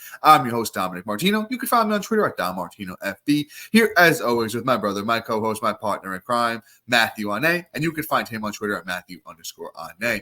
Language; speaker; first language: English; native; English